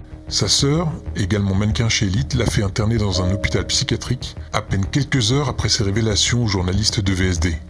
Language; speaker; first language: French; native; French